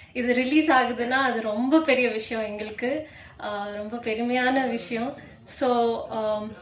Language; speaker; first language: Tamil; non-native, local second language; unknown